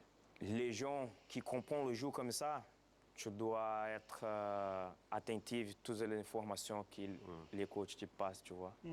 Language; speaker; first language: French; non-native, fluent; Portuguese